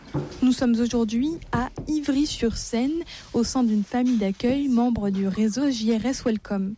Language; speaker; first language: French; native; French